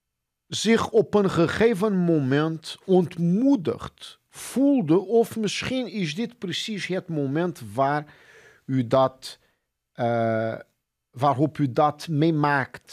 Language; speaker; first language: Dutch; non-native, fluent; Portuguese